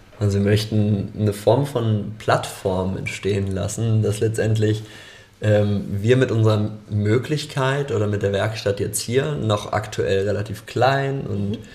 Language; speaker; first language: German; native; German